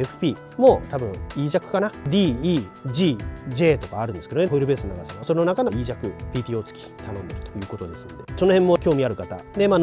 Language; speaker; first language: Japanese; native; Japanese